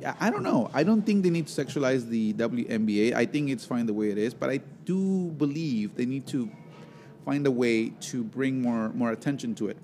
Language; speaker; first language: English; non-native, fluent; Spanish